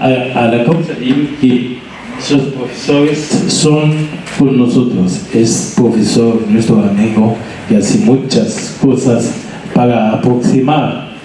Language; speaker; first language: Spanish; non-native, learner; Arabic